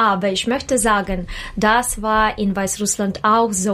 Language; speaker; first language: German; non-native, learner; Russian